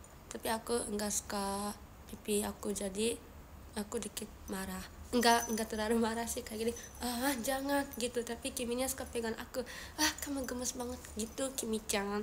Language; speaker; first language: Indonesian; non-native, learner; Japanese